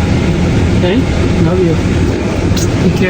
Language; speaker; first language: English; early bilingual, other home language; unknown